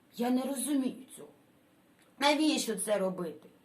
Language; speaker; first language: Ukrainian; non-native, local second language; Russian